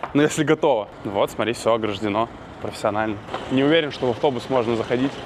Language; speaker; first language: Russian; native; Russian